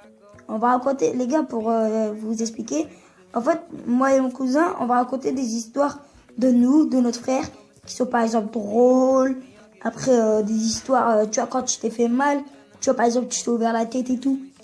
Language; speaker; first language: French; early bilingual, other home language; Turkish